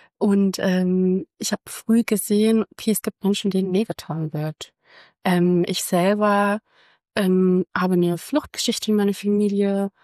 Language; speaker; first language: German; early bilingual, other home language; Croatian